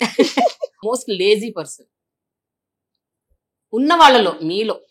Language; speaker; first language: Telugu; native; Telugu